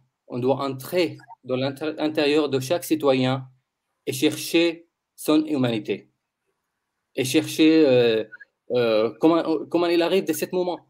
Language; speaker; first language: French; non-native, learner; Arabic